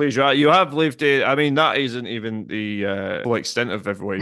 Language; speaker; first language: English; native; English